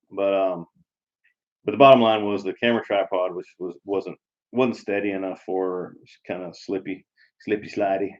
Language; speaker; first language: English; native; English